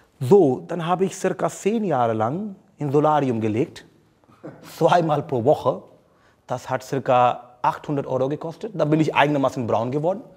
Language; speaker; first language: German; non-native, fluent; Hindi